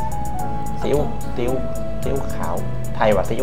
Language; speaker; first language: Japanese; non-native, learner; Thai